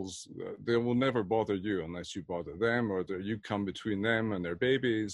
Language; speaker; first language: English; native; English